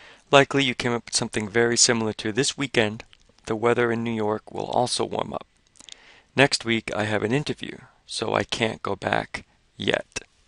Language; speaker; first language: English; native; English